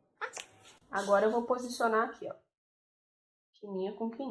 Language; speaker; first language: Portuguese; native; Portuguese